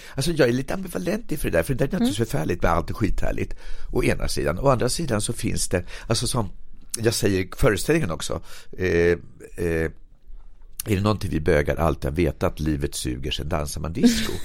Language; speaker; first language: Swedish; native; Swedish